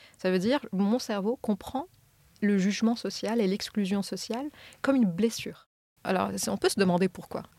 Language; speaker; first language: French; non-native, local second language; Arabic